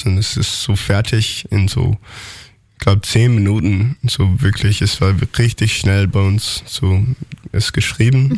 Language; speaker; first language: German; non-native, learner; English